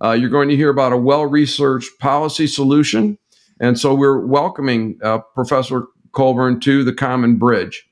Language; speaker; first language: English; native; English